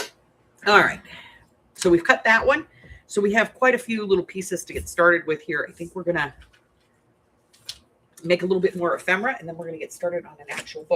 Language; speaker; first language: English; native; English